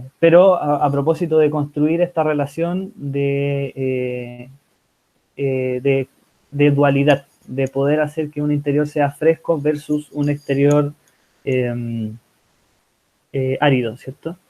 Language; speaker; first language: Spanish; native; Spanish